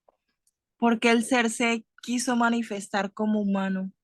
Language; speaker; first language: Spanish; native; Spanish